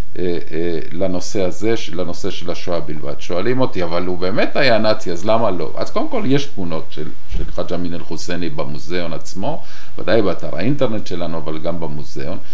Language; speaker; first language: Hebrew; non-native, fluent; Spanish